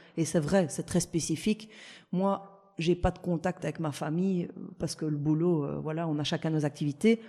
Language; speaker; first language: French; early bilingual, other home language; Italian